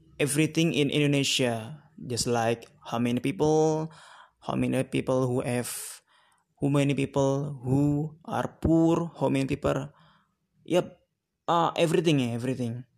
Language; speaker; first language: English; non-native, learner; Indonesian